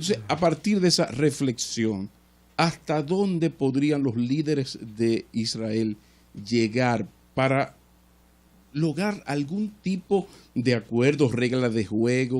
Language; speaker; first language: Spanish; native; Spanish